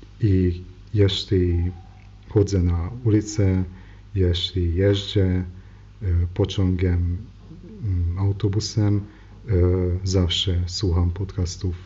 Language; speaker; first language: Polish; non-native, learner; Hungarian